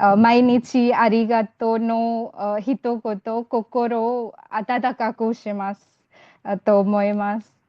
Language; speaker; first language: Japanese; non-native, learner; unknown